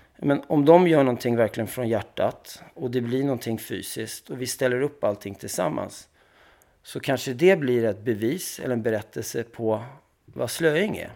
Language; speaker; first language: Swedish; early bilingual, other home language; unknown